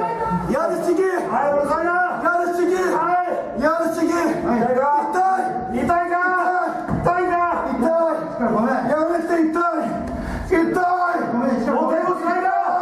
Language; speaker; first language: Japanese; non-native, learner; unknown